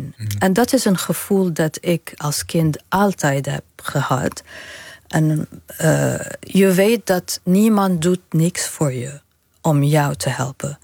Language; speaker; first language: Dutch; non-native, fluent; Arabic